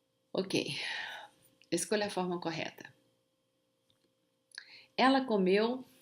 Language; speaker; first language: Portuguese; non-native, fluent; English